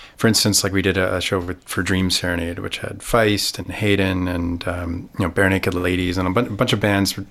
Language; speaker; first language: English; native; English